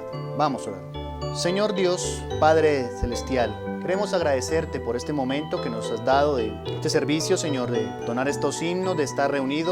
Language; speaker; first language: Spanish; native; Spanish